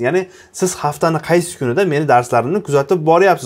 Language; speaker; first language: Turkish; non-native, fluent; Uzbek